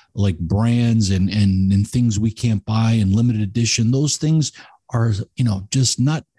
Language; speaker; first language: English; native; English